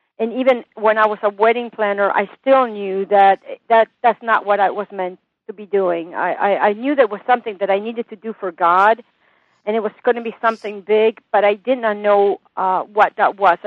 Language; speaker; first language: English; non-native, fluent; Italian